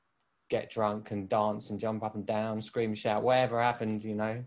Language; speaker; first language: English; native; English